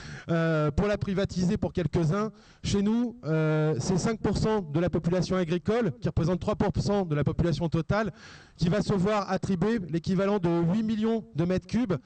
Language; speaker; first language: French; native; French